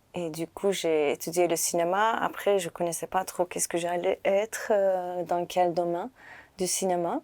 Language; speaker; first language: French; non-native, fluent; Turkish